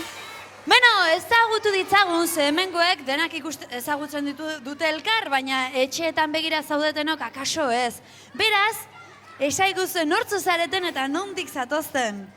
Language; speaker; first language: Basque; native; Basque